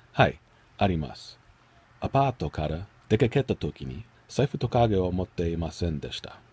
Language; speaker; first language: Japanese; non-native, learner; English